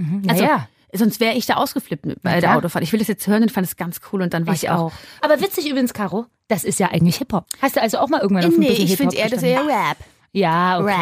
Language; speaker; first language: German; native; German